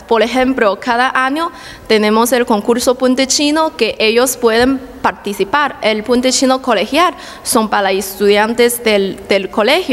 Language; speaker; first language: Spanish; non-native, fluent; Chinese